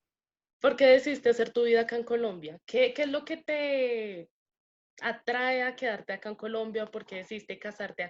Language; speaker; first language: Spanish; native; Spanish